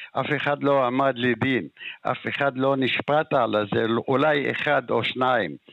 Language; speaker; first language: Hebrew; non-native, local second language; Arabic